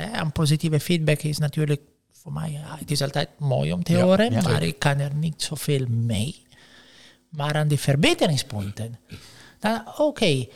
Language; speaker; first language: Dutch; non-native, fluent; Italian